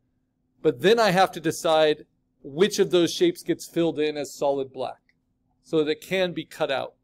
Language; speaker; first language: English; native; English